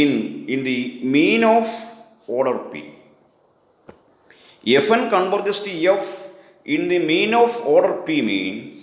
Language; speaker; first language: English; non-native, local second language; Malayalam